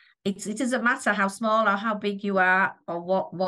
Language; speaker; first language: English; native; English